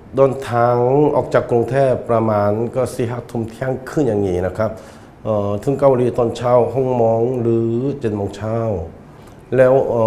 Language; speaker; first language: Thai; non-native, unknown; Korean